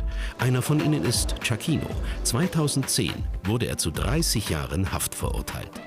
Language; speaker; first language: German; native; German